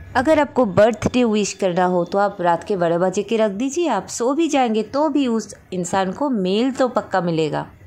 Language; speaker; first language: Hindi; non-native, local second language; Bangla